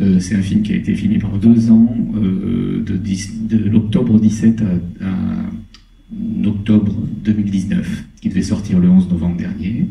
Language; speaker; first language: French; native; French